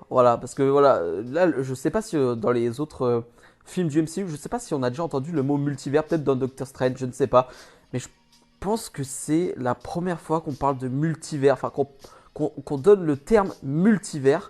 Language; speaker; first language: French; native; French